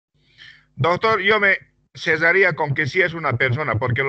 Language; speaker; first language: Spanish; native; Spanish